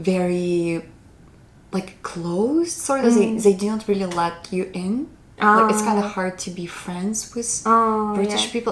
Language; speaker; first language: English; non-native, fluent; Russian